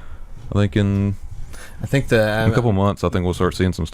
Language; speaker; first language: English; native; English